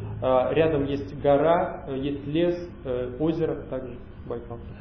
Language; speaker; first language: Russian; native; Russian